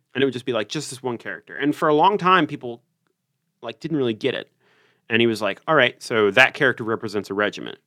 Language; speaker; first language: English; native; English